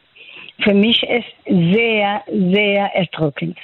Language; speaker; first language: German; non-native, fluent; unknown